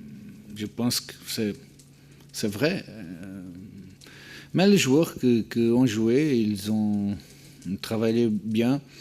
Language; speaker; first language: French; non-native, learner; Portuguese